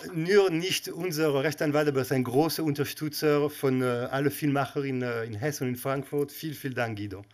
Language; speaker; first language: German; non-native, learner; Hebrew